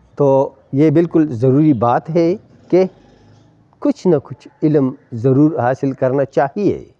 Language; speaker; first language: Urdu; non-native, local second language; Pashto